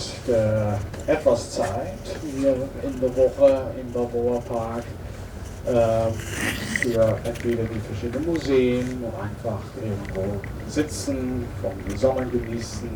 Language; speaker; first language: German; non-native, fluent; English